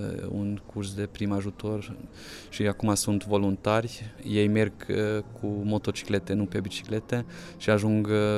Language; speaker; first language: Romanian; non-native, local second language; Hungarian